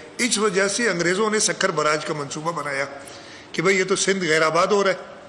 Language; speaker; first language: Urdu; non-native, local second language; Sindhi